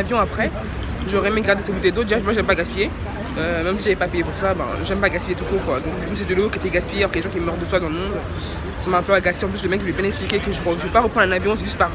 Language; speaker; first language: French; native; French